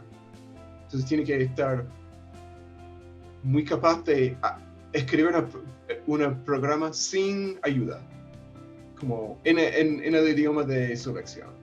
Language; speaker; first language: Spanish; non-native, fluent; English